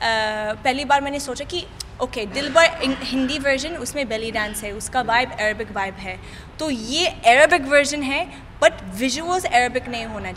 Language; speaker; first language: Hindi; non-native, fluent; Arabic